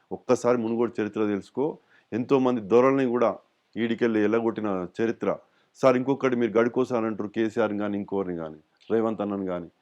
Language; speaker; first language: Telugu; native; Telugu